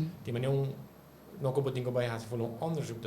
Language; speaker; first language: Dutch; non-native, local second language; Papiamento